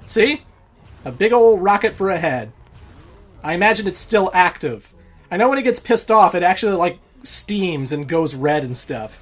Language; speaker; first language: English; native; English